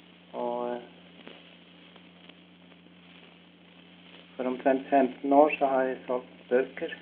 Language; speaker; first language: Norwegian; early bilingual, heritage; Norwegian